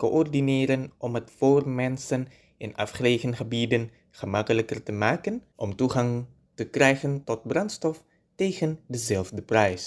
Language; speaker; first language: Dutch; non-native, fluent; Indonesian